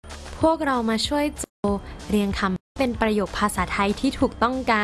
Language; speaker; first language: Thai; native; Thai